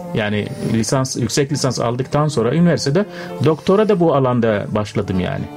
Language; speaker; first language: Turkish; non-native, fluent; Arabic